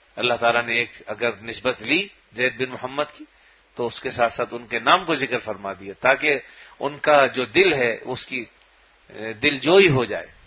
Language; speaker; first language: Urdu; native; Urdu